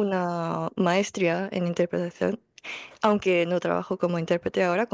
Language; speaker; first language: Spanish; non-native, fluent; Korean